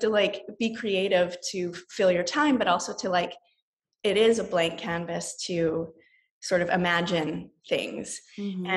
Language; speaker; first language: English; native; English